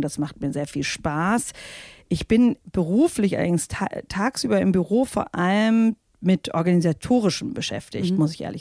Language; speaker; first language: German; native; German